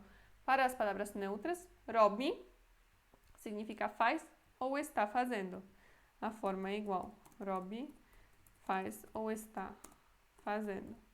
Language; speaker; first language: Portuguese; non-native, fluent; Polish